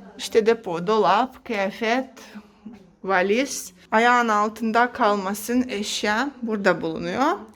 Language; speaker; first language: Turkish; non-native, fluent; Russian